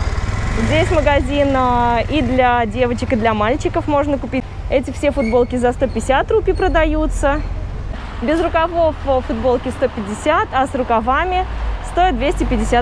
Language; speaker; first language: Russian; native; Russian